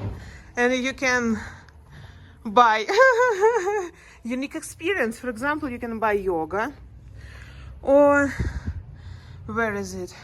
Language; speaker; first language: English; non-native, learner; Russian